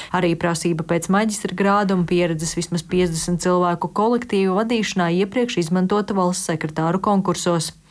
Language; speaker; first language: Latvian; native; Latvian